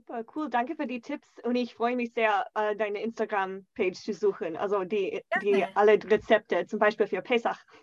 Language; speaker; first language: German; non-native, fluent; English